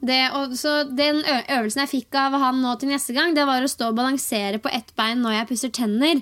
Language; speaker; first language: Norwegian; native; Norwegian